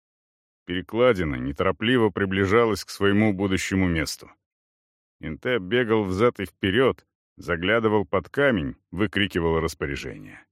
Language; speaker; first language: Russian; native; Russian